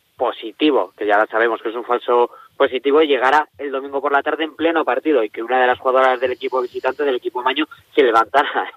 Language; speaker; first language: Spanish; native; Spanish